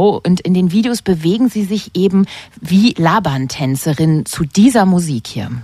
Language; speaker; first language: German; native; German